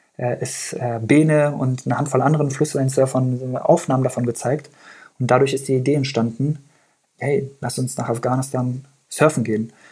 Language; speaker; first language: German; early bilingual, other home language; Persian